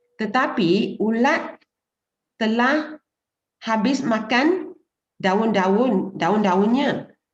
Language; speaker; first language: Malay; non-native, local second language; Chinese